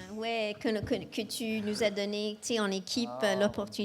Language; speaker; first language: French; non-native, local second language; English